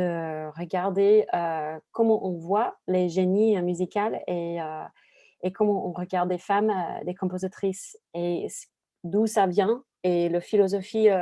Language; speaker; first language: French; non-native, fluent; English